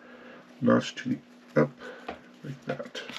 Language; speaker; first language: English; native; English